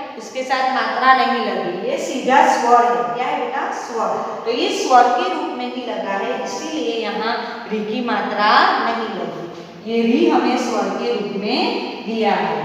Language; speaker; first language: Hindi; non-native, local second language; Gujarati